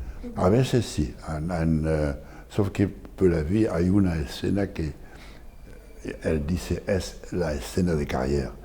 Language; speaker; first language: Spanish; non-native, fluent; French